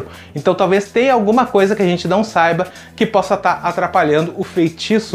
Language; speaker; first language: Portuguese; native; Portuguese